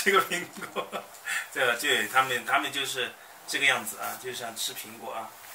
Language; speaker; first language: Chinese; native; Chinese